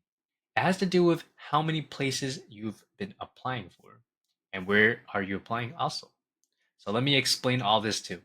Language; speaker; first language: English; native; English